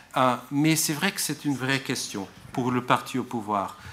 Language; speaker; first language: French; non-native, fluent; Portuguese